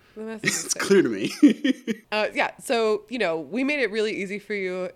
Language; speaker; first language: English; early bilingual, other home language; Italian